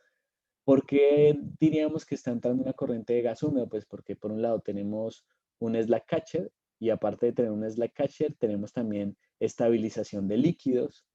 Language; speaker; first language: Spanish; native; Spanish